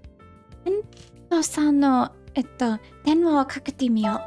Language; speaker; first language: Japanese; non-native, learner; English